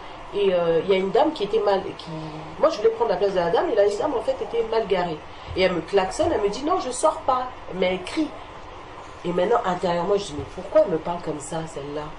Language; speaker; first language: French; native; French